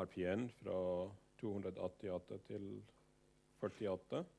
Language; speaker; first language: Norwegian; non-native, fluent; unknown